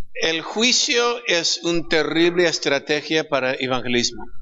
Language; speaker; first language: Spanish; non-native, fluent; English